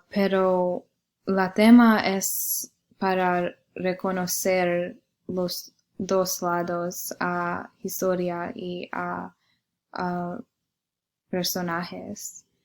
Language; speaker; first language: Spanish; non-native, learner; English